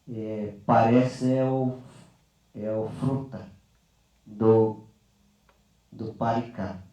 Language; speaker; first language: Portuguese; non-native, local second language; Yanomámi